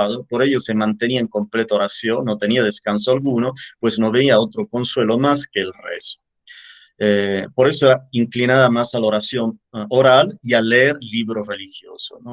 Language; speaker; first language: Spanish; native; Spanish